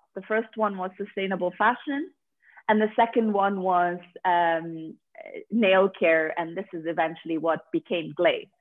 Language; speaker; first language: English; non-native, fluent; Arabic